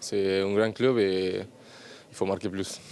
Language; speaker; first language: French; non-native, fluent; Spanish